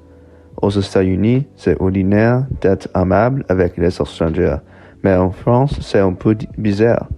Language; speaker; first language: French; non-native, learner; English